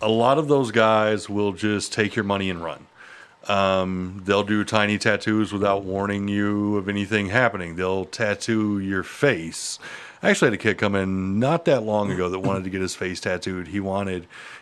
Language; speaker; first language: English; native; English